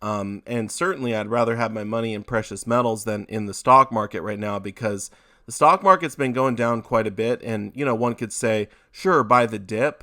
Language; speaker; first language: English; native; English